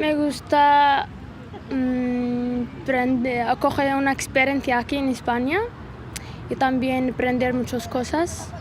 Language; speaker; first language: Spanish; non-native, learner; Arabic